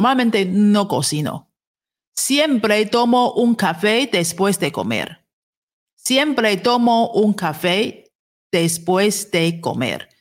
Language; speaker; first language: Spanish; non-native, fluent; Chinese